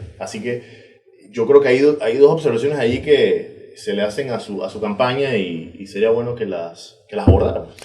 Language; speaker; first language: Spanish; native; Spanish